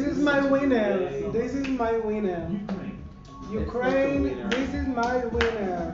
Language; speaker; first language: English; non-native, fluent; Hebrew